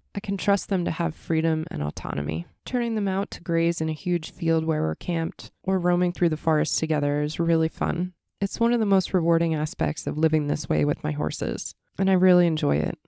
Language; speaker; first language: English; native; English